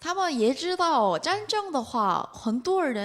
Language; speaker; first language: Chinese; non-native, fluent; Korean